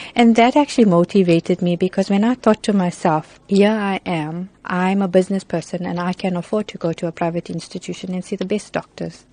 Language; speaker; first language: English; native; English